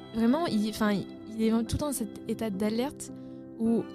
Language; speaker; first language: French; native; French